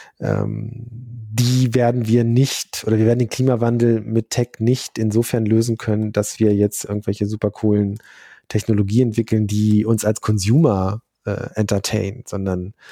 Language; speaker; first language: German; native; German